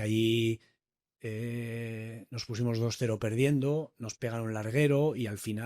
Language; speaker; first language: Spanish; native; Spanish